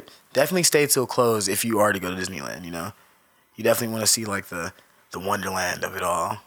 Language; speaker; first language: English; native; English